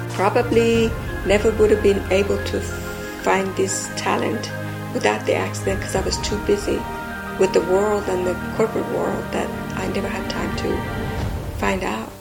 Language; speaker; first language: English; non-native, fluent; Persian